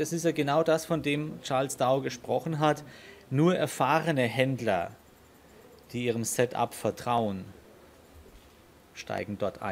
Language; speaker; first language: German; native; German